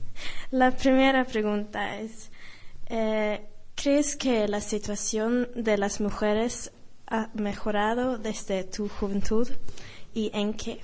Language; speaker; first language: Spanish; non-native, fluent; Swedish